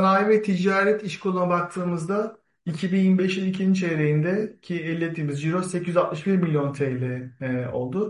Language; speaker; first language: Turkish; native; Turkish